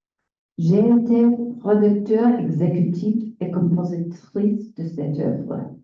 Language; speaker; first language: French; non-native, learner; English